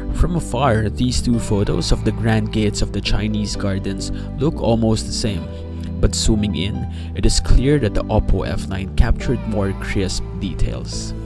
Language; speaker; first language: English; non-native, local second language; Filipino